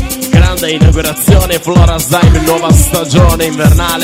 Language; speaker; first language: Italian; native; Italian